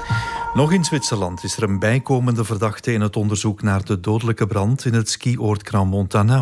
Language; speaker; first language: Dutch; native; Dutch